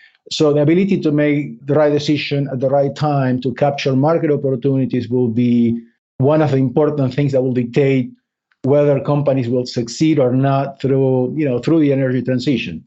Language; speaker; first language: English; non-native, fluent; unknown